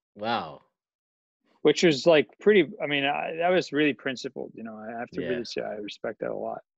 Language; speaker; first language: English; native; English